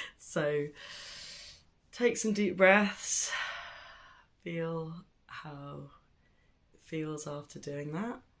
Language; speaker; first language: English; native; English